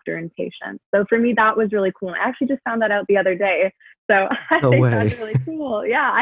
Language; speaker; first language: English; native; English